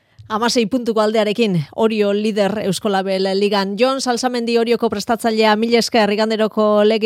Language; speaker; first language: Basque; native; Basque